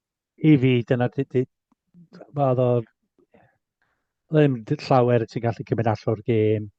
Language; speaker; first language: Welsh; native; Welsh